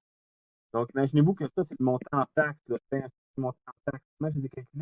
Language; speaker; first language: French; native; French